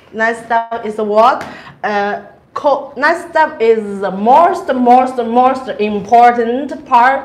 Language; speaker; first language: English; non-native, learner; Chinese